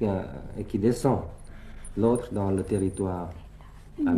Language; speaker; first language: French; early bilingual, other home language; Thai